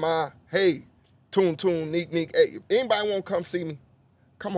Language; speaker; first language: English; native; English